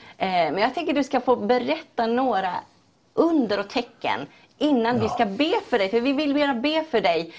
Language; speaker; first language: Swedish; native; Swedish